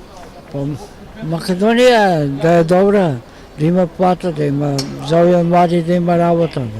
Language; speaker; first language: Macedonian; non-native, local second language; Albanian